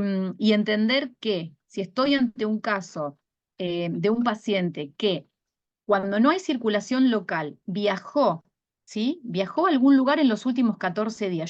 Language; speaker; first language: Spanish; native; Spanish